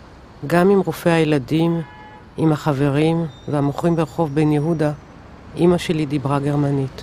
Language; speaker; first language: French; non-native, fluent; Hebrew